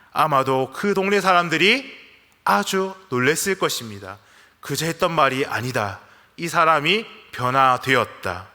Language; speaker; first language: Korean; native; Korean